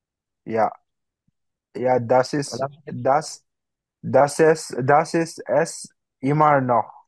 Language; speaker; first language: German; non-native, learner; Bangla